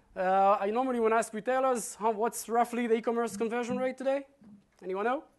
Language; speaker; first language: English; non-native, fluent; Hebrew